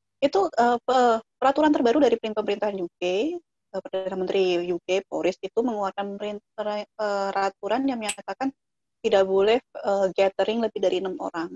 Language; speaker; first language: Indonesian; native; Indonesian